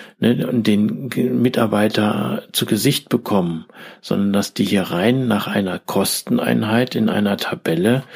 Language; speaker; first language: German; native; German